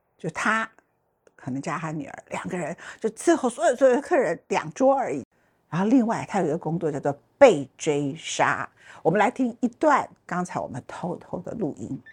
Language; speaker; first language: Chinese; native; Chinese